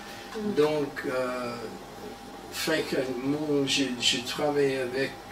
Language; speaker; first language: French; non-native, learner; English